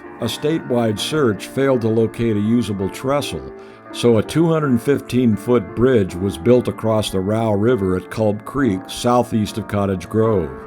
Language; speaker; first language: English; native; English